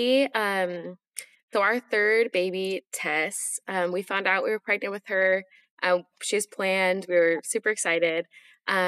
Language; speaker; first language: English; native; English